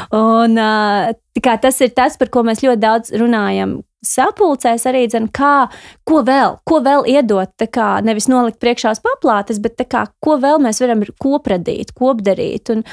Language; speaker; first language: Latvian; native; Latvian